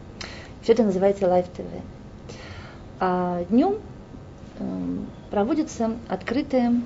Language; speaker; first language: Russian; native; Russian